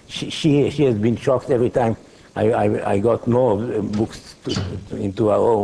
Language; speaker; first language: English; non-native, fluent; Hebrew